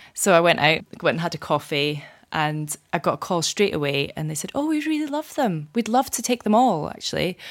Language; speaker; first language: English; native; English